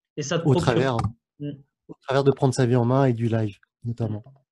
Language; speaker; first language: French; native; French